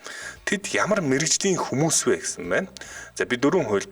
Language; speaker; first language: Mongolian; native; Mongolian